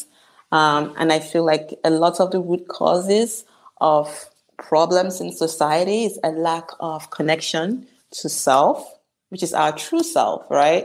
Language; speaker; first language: English; non-native, local second language; Igbo